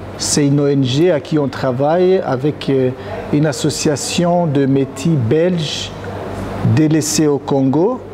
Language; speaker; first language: French; non-native, local second language; Rundi